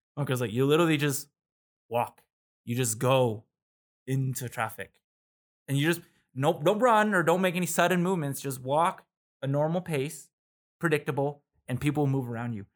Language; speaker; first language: English; native; English